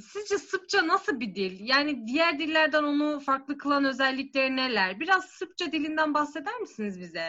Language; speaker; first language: Turkish; native; Turkish